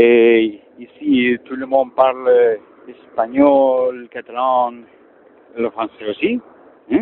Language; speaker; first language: French; non-native, learner; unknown